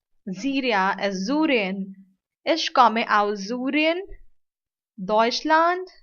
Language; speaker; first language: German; non-native, learner; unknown